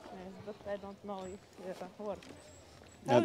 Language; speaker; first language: English; non-native, learner; Bulgarian